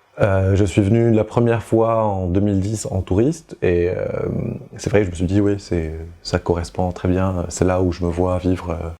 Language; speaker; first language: French; non-native, local second language; Arabic